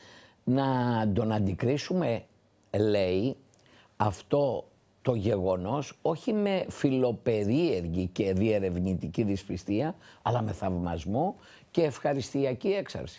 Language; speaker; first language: Greek; native; Greek